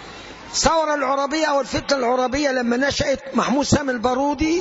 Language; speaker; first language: Arabic; native; Arabic